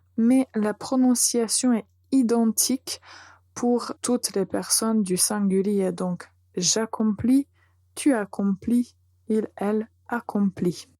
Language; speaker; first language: French; native; French